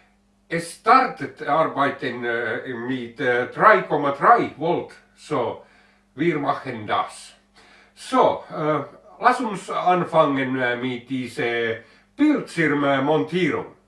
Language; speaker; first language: German; non-native, learner; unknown